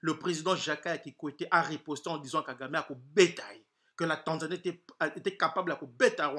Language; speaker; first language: French; non-native, local second language; Lingala